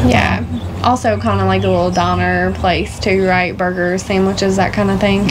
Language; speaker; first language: English; native; English